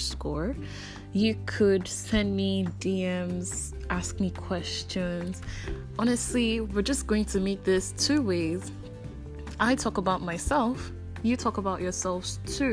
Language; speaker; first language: English; non-native, local second language; Igbo